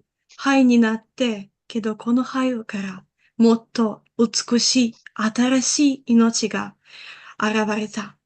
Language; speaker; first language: Japanese; non-native, learner; Ukrainian